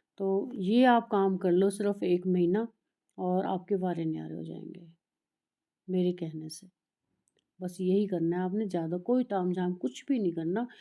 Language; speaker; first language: Hindi; native; Hindi